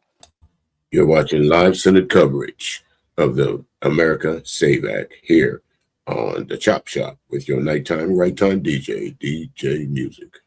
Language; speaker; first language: English; native; English